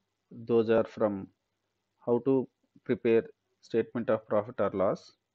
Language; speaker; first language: English; non-native, local second language; Telugu